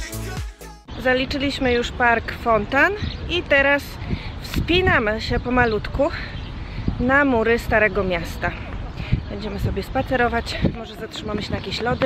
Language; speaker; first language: Polish; native; Polish